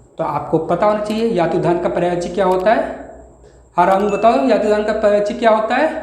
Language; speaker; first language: Hindi; native; Hindi